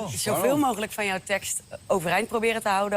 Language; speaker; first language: Dutch; native; Dutch